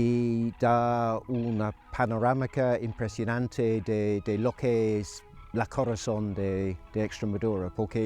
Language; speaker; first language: Spanish; non-native, fluent; English